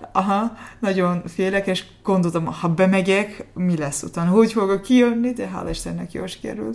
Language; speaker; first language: Hungarian; non-native, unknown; Azerbaijani